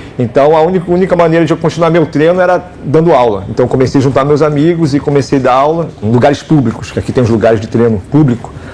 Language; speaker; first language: Portuguese; early bilingual, other home language; Japanese